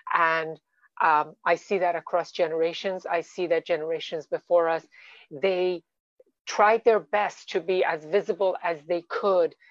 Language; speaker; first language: English; non-native, fluent; Persian